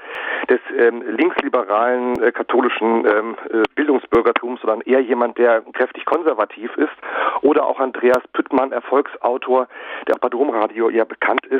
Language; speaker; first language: German; native; German